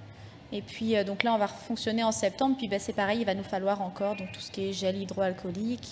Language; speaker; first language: French; native; French